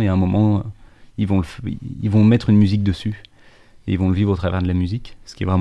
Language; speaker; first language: French; native; French